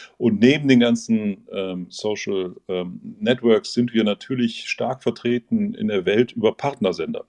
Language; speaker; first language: German; native; German